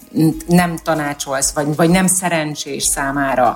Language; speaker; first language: Hungarian; native; Hungarian